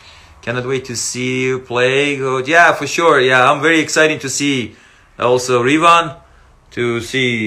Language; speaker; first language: English; non-native, learner; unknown